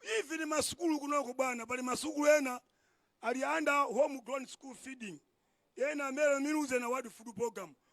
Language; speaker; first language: Nyanja; non-native, local second language; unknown